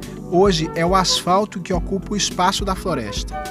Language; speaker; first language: Portuguese; native; Portuguese